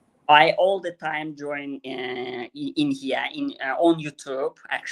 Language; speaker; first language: English; non-native, learner; Azerbaijani